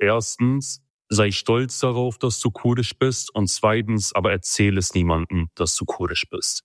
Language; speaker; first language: German; early bilingual, other home language; Kurdish